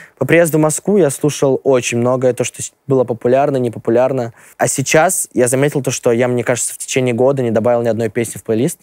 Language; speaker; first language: Russian; native; Russian